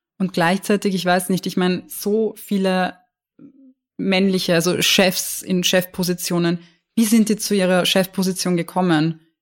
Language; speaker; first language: German; native; German